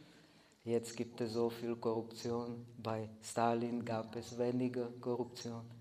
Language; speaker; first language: German; non-native, fluent; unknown